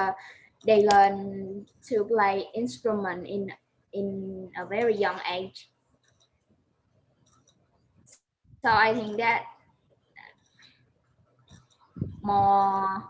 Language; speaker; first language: English; non-native, learner; Vietnamese